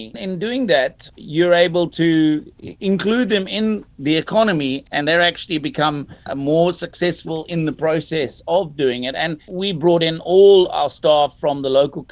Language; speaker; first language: English; native; English